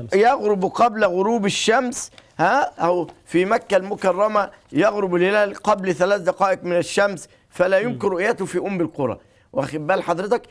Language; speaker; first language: Arabic; native; Arabic